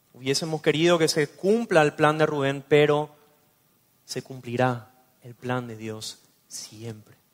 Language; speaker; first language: Spanish; native; Spanish